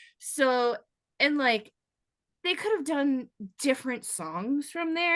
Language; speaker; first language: English; native; English